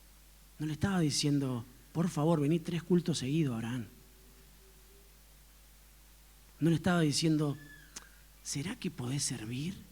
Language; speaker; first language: Spanish; native; Spanish